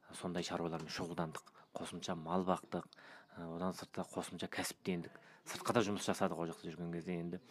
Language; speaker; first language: Kazakh; early bilingual, heritage; Kazakh